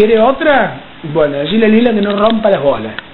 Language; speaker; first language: Spanish; native; Spanish